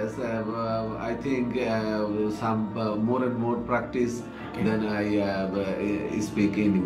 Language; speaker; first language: English; non-native, learner; Bangla